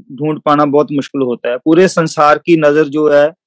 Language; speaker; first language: Hindi; non-native, local second language; Punjabi